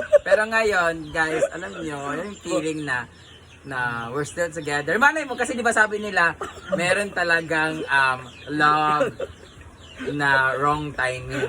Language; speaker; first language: English; non-native, local second language; Cebuano